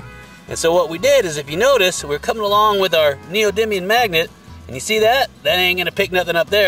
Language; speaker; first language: English; native; English